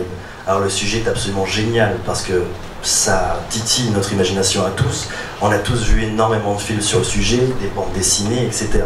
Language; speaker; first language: French; native; French